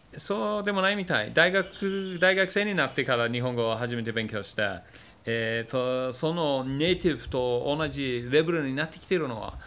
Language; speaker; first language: Japanese; non-native, fluent; English